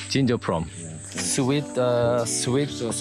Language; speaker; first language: English; non-native, learner; Korean